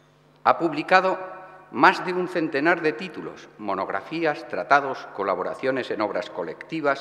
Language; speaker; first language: Spanish; native; Spanish